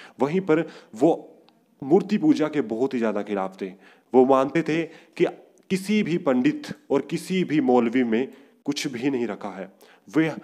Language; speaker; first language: Hindi; non-native, local second language; Punjabi